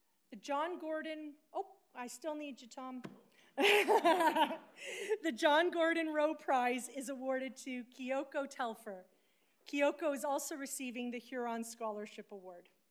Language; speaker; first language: English; native; English